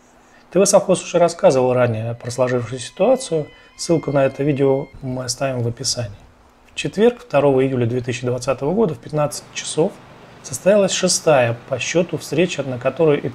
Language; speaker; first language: Russian; native; Russian